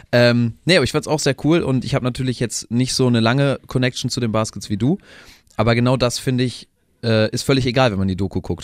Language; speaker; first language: German; native; German